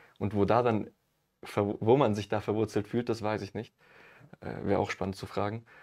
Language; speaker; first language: German; early bilingual, other home language; Italian